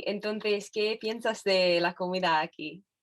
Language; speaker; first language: Spanish; non-native, fluent; English